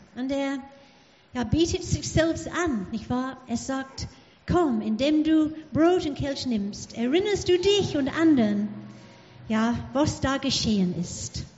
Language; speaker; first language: German; non-native, fluent; English